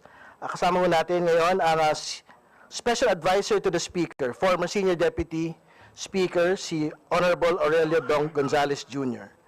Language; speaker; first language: Filipino; native; Filipino